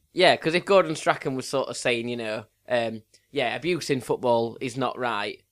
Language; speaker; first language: English; native; English